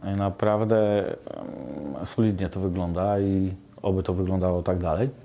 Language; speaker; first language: Polish; native; Polish